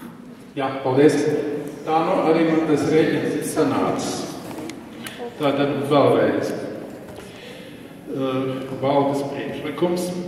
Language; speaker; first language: Latvian; native; Latvian